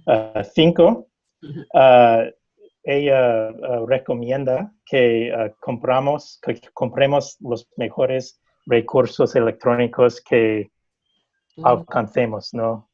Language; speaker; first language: Spanish; non-native, fluent; English